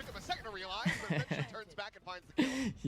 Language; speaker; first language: English; native; English